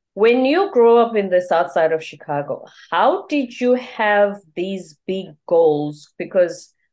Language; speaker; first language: English; non-native, local second language; Zulu